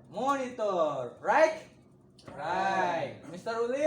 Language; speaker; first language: English; non-native, learner; Indonesian